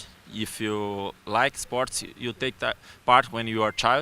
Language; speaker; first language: English; non-native, learner; Portuguese